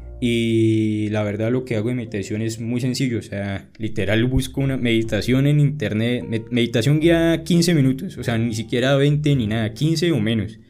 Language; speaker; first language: Spanish; native; Spanish